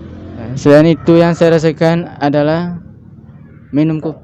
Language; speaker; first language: Indonesian; non-native, local second language; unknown